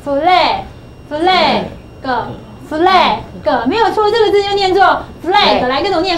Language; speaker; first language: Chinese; native; Chinese